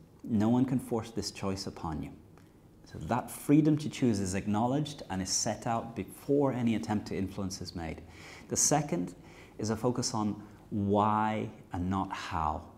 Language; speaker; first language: English; native; English